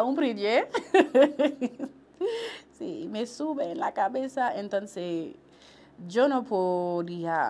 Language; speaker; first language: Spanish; non-native, local second language; Haitian Creole